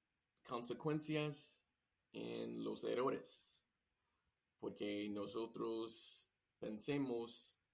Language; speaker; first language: Spanish; non-native, learner; English